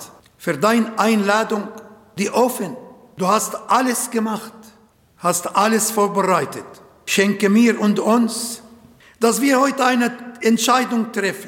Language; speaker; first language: German; non-native, fluent; Arabic